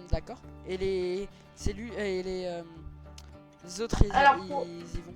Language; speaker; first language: French; native; French